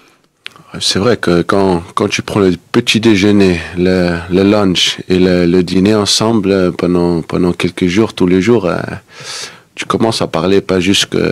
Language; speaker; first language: French; non-native, fluent; Danish